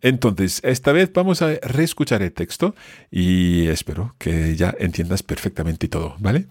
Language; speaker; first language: Spanish; non-native, fluent; English